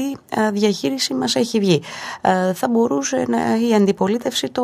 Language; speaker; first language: Greek; native; Greek